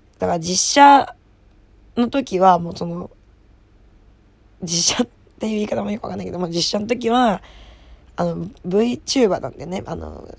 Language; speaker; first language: Japanese; native; Japanese